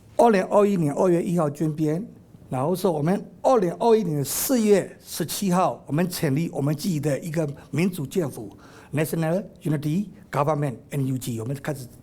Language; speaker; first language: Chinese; non-native, fluent; Burmese